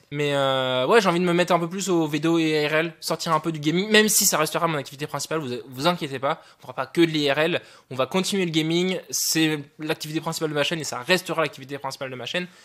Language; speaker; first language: French; native; French